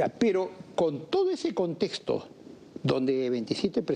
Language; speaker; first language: Spanish; native; Spanish